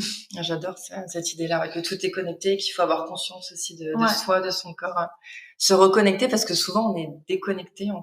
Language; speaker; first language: French; native; French